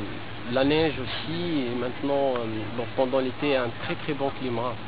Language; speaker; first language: French; non-native, local second language; Arabic